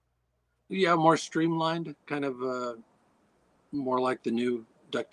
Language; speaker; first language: English; native; English